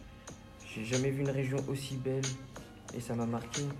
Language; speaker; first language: French; early bilingual, other home language; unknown